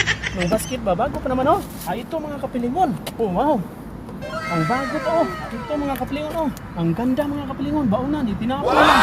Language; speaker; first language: Filipino; non-native, local second language; Cebuano